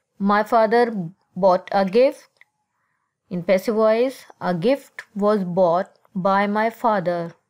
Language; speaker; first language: English; non-native, local second language; Urdu